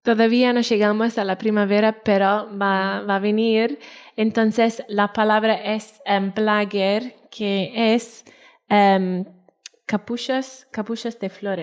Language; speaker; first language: Spanish; non-native, fluent; Welsh